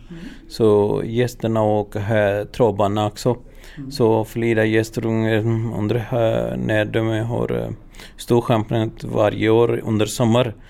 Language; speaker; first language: Swedish; non-native, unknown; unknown